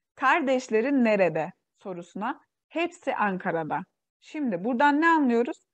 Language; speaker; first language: Turkish; non-native, fluent; Uyghur